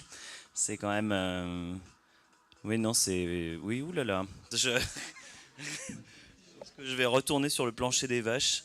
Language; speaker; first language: French; native; French